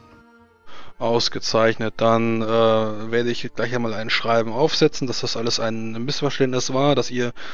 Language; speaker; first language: German; native; German